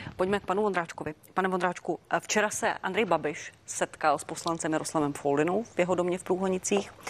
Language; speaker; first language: Czech; native; Czech